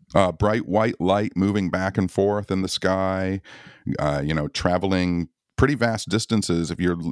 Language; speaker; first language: English; native; English